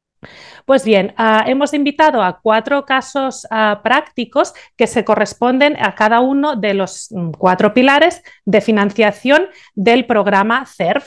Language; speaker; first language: Spanish; native; Spanish